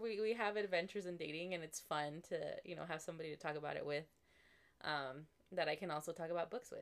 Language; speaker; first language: English; native; English